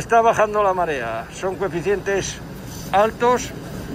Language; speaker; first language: Spanish; native; Spanish